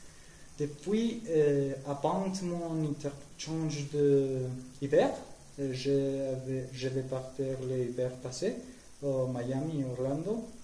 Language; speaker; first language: French; non-native, learner; Spanish